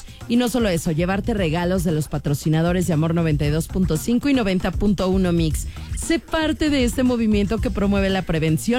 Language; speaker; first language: Spanish; native; Spanish